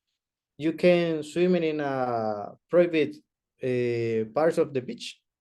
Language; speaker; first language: English; non-native, learner; Spanish